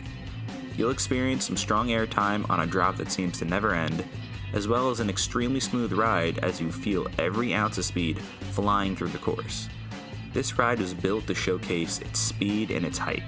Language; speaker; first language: English; native; English